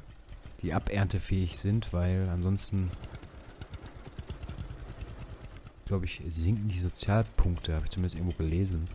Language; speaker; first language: German; native; German